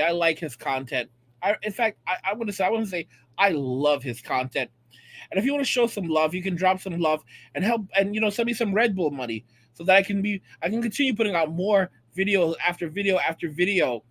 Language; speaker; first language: English; native; English